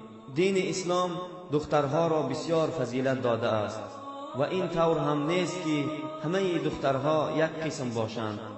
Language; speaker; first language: Persian; non-native, local second language; Tajik